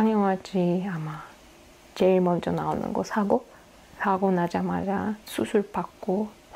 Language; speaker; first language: Korean; non-native, fluent; Russian